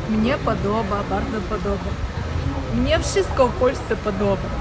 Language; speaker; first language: Polish; non-native, learner; Russian